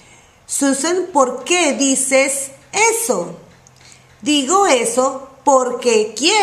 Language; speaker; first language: Spanish; non-native, fluent; English